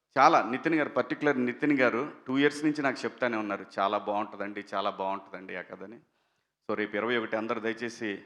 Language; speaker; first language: Telugu; native; Telugu